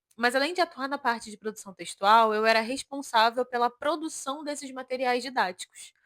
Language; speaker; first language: Portuguese; native; Portuguese